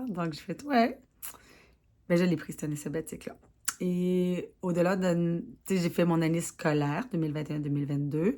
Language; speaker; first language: French; native; French